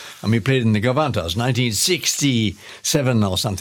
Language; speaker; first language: English; native; English